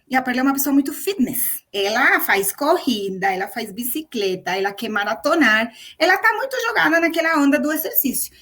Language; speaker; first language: Portuguese; non-native, fluent; Spanish